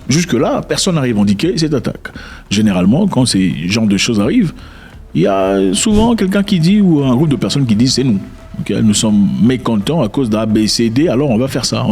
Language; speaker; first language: French; non-native, local second language; Lingala